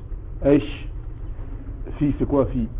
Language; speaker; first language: Arabic; non-native, fluent; French